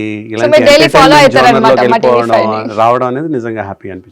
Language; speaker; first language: Telugu; native; Telugu